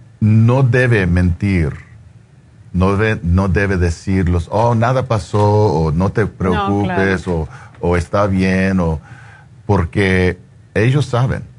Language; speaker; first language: Spanish; early bilingual, heritage; Spanish